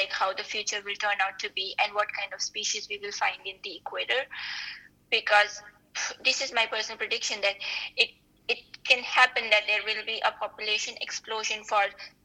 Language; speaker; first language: English; non-native, local second language; Hindi